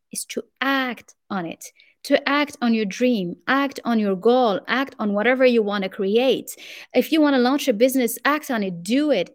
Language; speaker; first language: English; non-native, fluent; Arabic